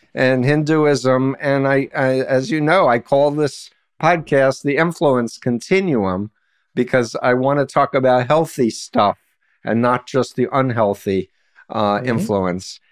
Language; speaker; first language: English; native; English